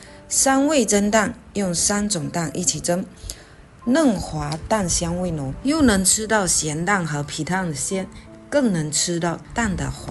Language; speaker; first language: Chinese; native; Chinese